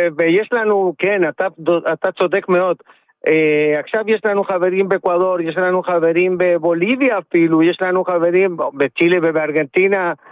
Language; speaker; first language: Hebrew; non-native, fluent; Spanish